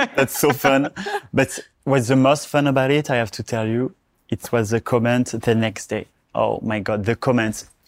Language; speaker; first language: English; non-native, learner; French